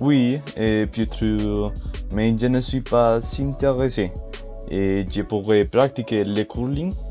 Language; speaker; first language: French; non-native, learner; Spanish